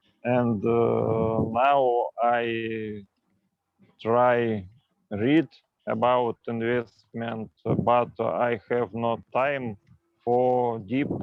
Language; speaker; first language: English; non-native, local second language; Russian